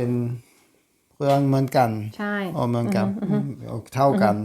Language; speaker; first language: Thai; non-native, learner; German